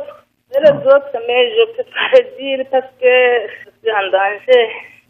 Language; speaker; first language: French; non-native, learner; Rundi